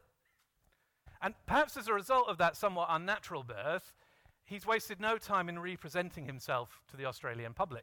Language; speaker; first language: English; native; English